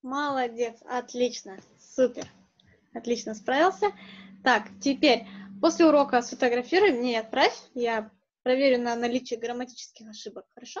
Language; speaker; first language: Russian; native; Russian